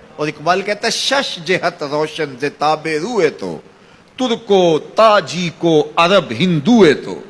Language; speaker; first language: Urdu; non-native, local second language; Punjabi